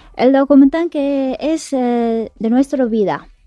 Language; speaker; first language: Spanish; non-native, learner; Persian